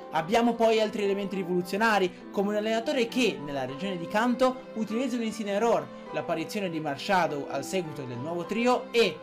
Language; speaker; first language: Italian; native; Italian